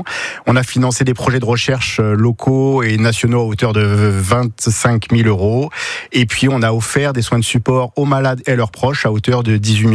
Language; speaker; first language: French; native; French